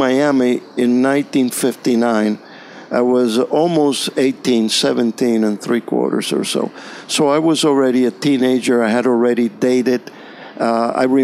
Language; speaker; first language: English; non-native, fluent; Spanish